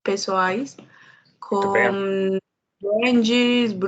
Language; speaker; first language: Portuguese; non-native, learner; Spanish